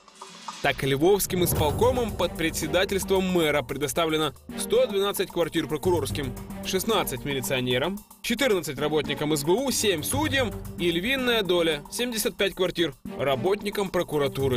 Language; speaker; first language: Russian; non-native, local second language; Ukrainian